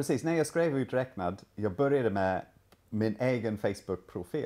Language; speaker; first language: Swedish; non-native, fluent; English